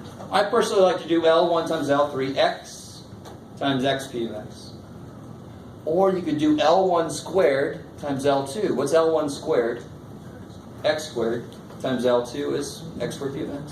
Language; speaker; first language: English; native; English